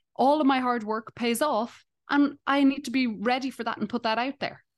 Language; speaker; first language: English; native; English